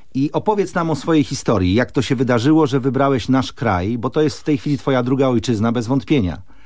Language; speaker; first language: Polish; native; Polish